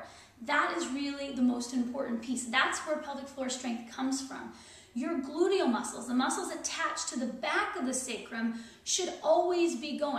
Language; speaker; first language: English; native; English